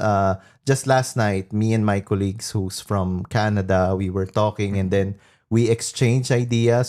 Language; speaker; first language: English; non-native, local second language; Filipino